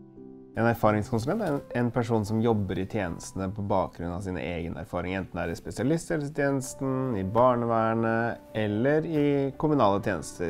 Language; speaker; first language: Norwegian; native; Norwegian